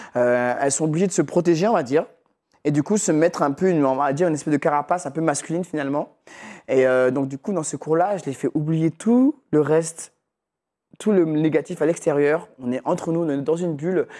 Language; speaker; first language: French; native; French